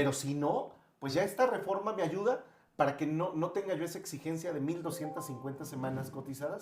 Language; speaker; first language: Spanish; native; Spanish